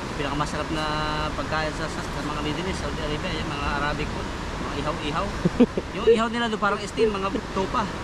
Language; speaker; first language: Filipino; native; Filipino